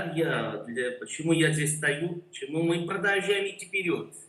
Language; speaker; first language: Russian; non-native, learner; Korean